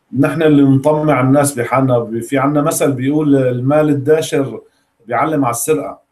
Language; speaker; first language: Arabic; native; Arabic